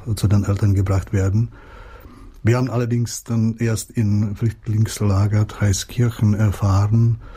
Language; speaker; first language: German; non-native, fluent; Czech